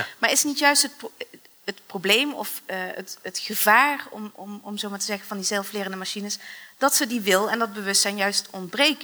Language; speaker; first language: Dutch; native; Dutch